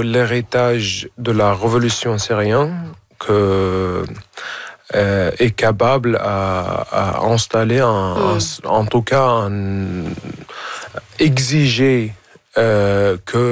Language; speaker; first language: French; non-native, fluent; Arabic